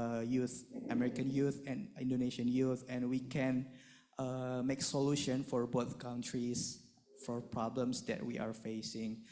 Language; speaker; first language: English; non-native, fluent; Indonesian